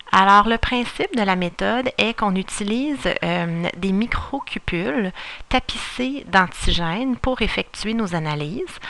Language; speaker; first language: French; native; French